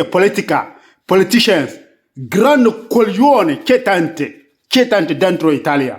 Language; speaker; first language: Italian; non-native, learner; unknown